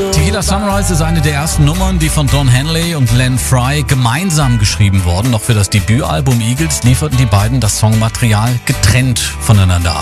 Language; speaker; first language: German; native; German